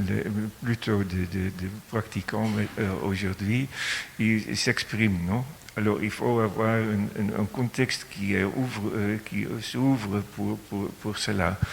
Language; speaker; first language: French; non-native, fluent; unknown